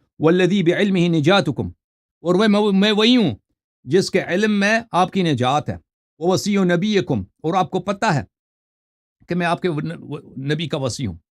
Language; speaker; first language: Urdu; non-native, fluent; Persian